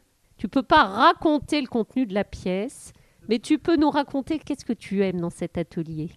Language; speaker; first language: French; native; French